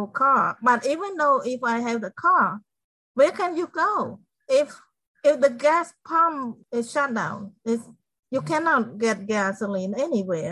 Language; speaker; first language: English; non-native, fluent; Khmer